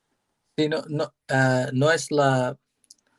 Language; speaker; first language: Spanish; non-native, learner; English